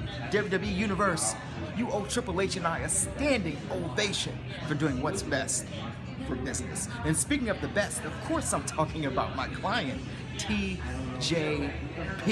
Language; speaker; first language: English; native; English